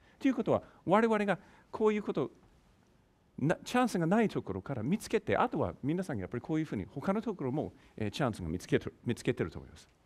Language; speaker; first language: Japanese; non-native, fluent; English